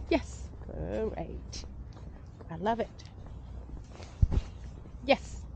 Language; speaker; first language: English; non-native, fluent; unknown